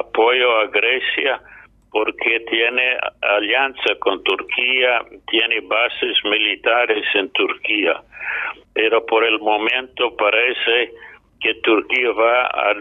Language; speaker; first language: Spanish; non-native, fluent; English